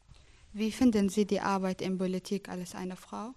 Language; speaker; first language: German; non-native, learner; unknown